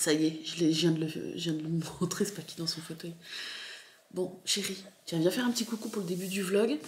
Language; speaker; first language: French; native; French